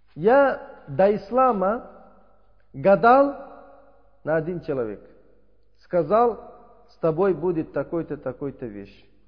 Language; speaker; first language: Russian; non-native, learner; Uzbek